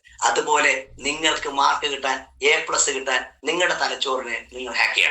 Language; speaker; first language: Malayalam; native; Malayalam